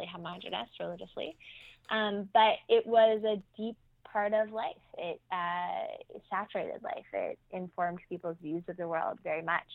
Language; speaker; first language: English; native; English